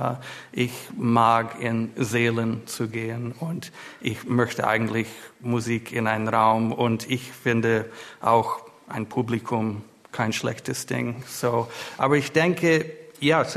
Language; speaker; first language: German; non-native, fluent; English